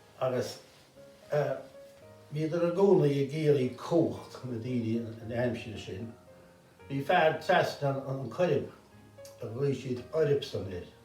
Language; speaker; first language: Irish; native; Irish